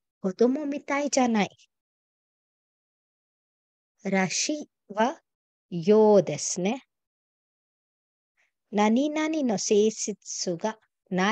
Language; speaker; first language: Japanese; non-native, fluent; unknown